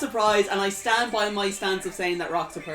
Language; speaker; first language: English; native; English